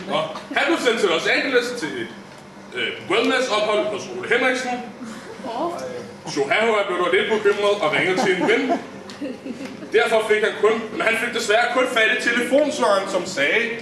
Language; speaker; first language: Danish; native; Danish